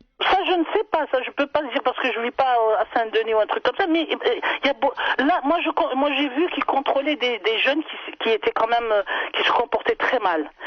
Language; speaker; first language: French; non-native, local second language; Arabic